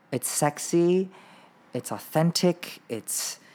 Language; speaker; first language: English; native; English